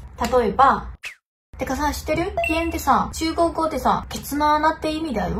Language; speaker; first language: Japanese; non-native, fluent; Chinese